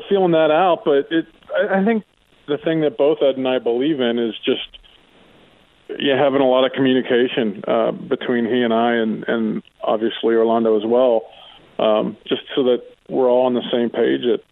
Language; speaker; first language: English; native; English